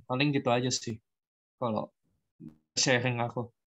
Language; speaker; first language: Indonesian; native; Indonesian